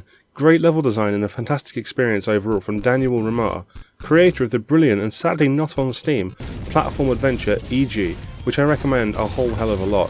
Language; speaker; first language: English; native; English